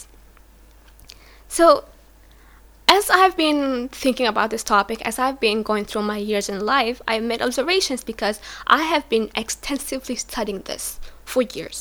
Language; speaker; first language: English; non-native, local second language; Swahili